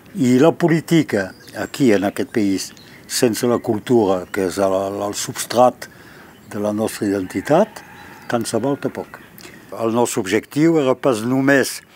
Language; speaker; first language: Catalan; non-native, local second language; French